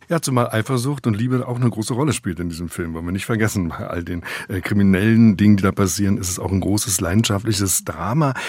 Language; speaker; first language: German; native; German